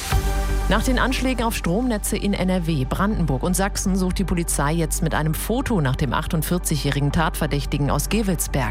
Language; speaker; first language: German; native; German